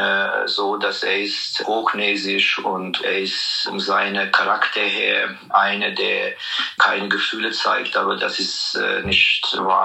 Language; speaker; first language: German; non-native, fluent; Hungarian